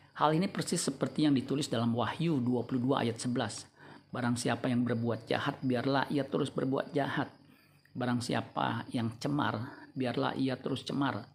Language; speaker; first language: Indonesian; native; Indonesian